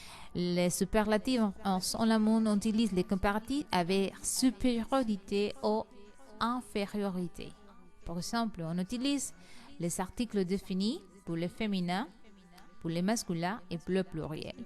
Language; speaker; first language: French; non-native, learner; Spanish